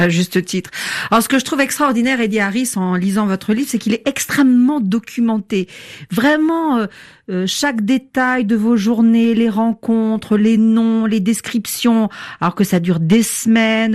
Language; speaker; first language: French; native; French